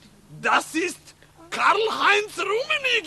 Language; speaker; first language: German; non-native, learner; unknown